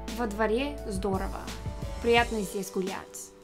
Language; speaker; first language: Russian; non-native, learner; English